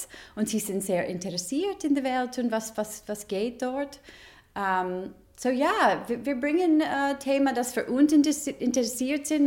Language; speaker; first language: German; non-native, learner; English